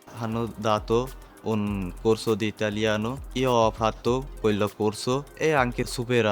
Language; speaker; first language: Italian; non-native, learner; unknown